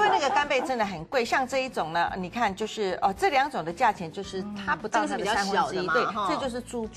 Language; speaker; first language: Chinese; native; Chinese